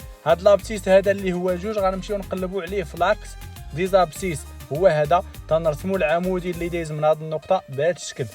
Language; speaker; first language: Arabic; native; Arabic